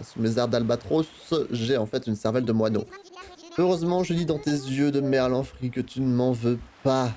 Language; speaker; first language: French; native; French